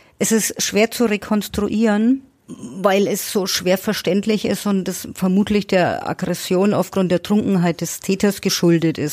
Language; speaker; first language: German; native; German